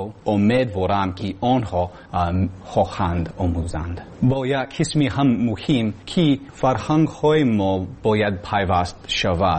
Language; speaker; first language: Persian; non-native, learner; English